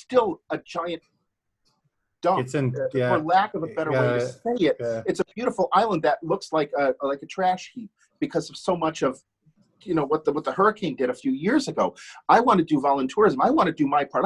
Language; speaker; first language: English; non-native, fluent; German